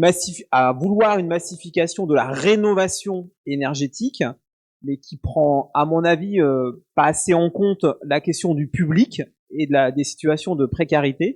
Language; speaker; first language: French; native; French